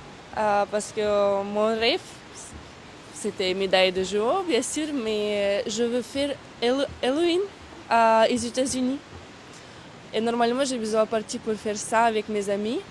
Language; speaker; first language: French; non-native, fluent; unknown